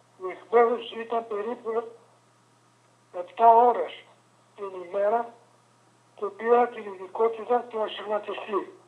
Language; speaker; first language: Greek; early bilingual, other home language; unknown